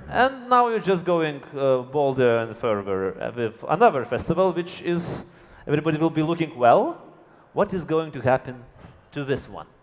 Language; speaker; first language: English; non-native, fluent; Lithuanian